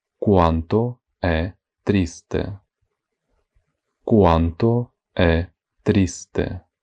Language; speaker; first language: Italian; non-native, fluent; Ukrainian